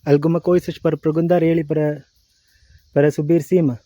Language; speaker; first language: Portuguese; non-native, learner; Malayalam